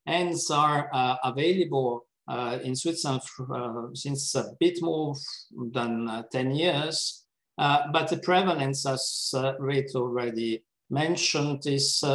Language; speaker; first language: English; non-native, fluent; Italian